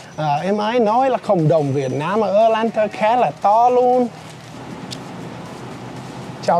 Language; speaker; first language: Vietnamese; non-native, fluent; English